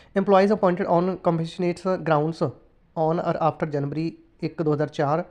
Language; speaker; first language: English; non-native, local second language; Punjabi